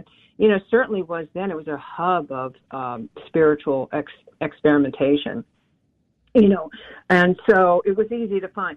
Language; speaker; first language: English; native; English